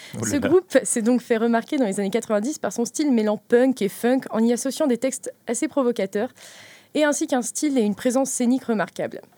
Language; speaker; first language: French; native; French